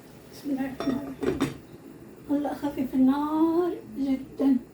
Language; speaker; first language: Arabic; native; Arabic